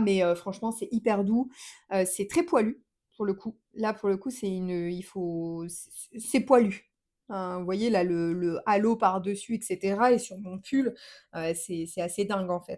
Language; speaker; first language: French; native; French